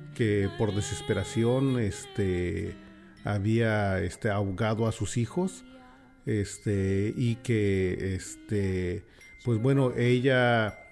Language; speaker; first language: Spanish; native; Spanish